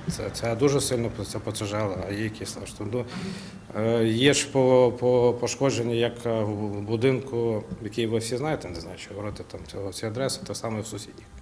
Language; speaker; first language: Ukrainian; non-native, local second language; Russian